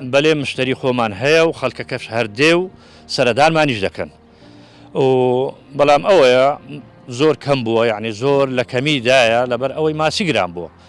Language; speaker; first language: Central Kurdish; native; Central Kurdish